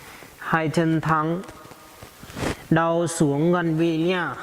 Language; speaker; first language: Vietnamese; non-native, learner; Hindi